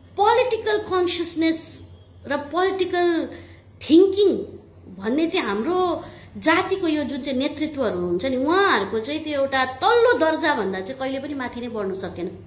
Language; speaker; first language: Nepali; native; Nepali